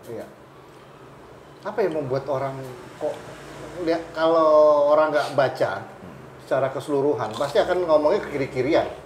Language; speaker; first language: Indonesian; native; Indonesian